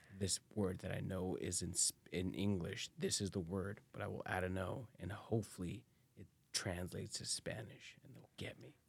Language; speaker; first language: English; early bilingual, other home language; Spanish